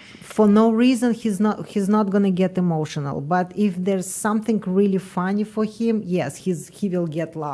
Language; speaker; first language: English; non-native, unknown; Russian